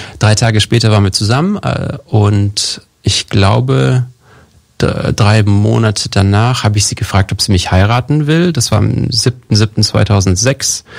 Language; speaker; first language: German; early bilingual, heritage; German